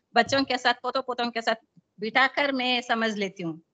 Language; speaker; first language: Hindi; non-native, local second language; Telugu